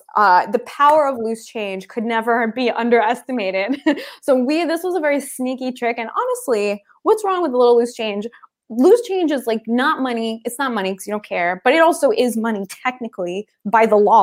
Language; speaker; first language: English; native; English